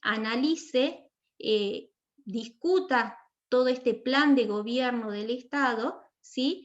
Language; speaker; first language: Spanish; native; Spanish